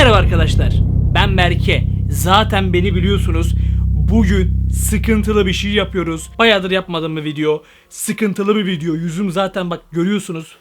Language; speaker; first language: Turkish; native; Turkish